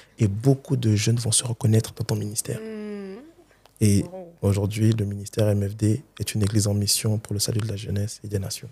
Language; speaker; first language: French; early bilingual, other home language; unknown